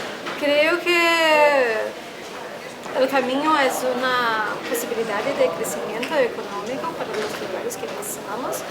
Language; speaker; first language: Spanish; non-native, local second language; Portuguese